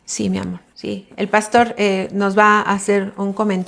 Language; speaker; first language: Spanish; native; Spanish